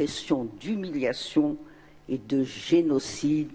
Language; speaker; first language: French; non-native, local second language; Arabic